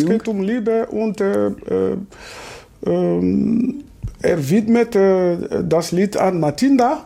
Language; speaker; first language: German; non-native, learner; Lingala